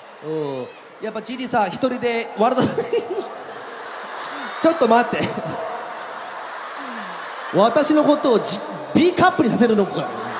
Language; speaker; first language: Japanese; native; Japanese